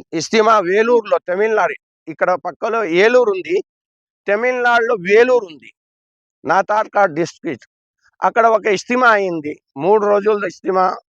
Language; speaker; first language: Telugu; non-native, local second language; Urdu